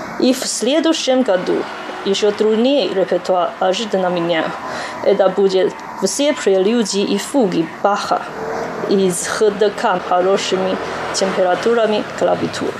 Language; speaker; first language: Russian; non-native, learner; Chinese